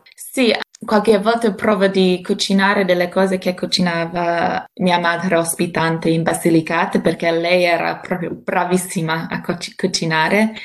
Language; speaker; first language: Italian; non-native, fluent; English